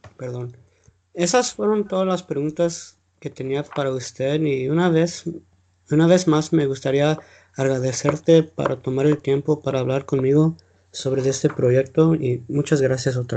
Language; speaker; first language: Spanish; non-native, learner; English